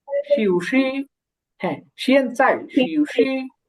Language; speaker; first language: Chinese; non-native, fluent; Bangla